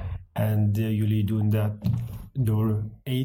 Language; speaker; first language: Dutch; non-native, learner; Arabic